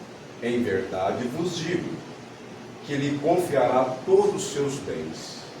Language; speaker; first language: Portuguese; native; Portuguese